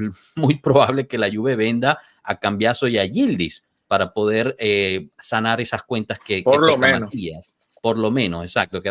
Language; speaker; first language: Spanish; native; Spanish